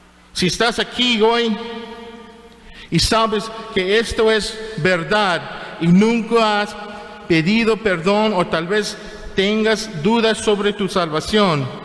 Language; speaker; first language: Spanish; non-native, fluent; English